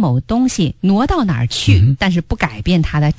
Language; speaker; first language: Chinese; native; Chinese